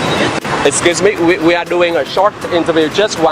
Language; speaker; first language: English; non-native, fluent; Vietnamese